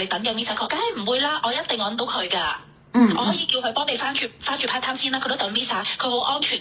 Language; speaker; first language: Cantonese; native; Cantonese